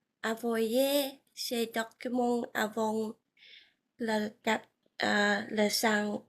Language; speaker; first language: French; non-native, learner; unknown